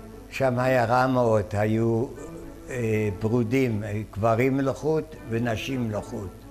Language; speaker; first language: Hebrew; non-native, fluent; German